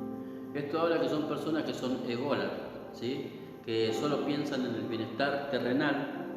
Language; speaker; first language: Spanish; native; Spanish